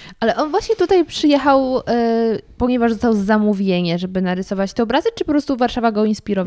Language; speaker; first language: Polish; native; Polish